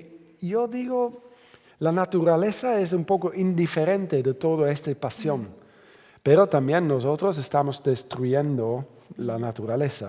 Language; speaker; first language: Spanish; non-native, fluent; Dutch